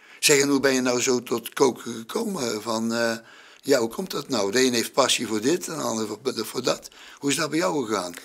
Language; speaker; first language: Dutch; native; Dutch